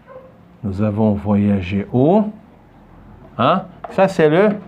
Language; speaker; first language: French; non-native, local second language; Arabic